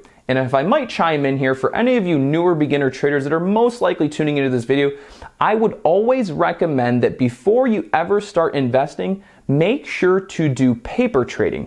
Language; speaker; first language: English; native; English